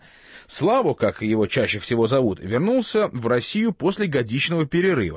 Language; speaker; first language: Russian; native; Russian